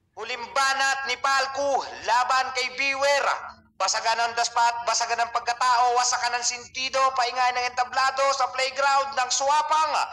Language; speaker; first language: Filipino; native; Filipino